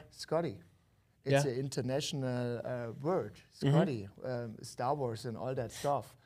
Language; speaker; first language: English; non-native, learner; German